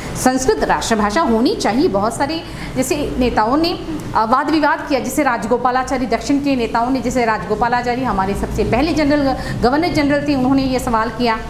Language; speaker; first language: Hindi; non-native, local second language; Telugu